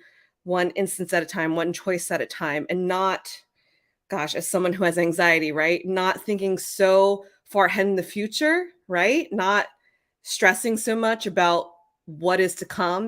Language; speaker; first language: English; native; English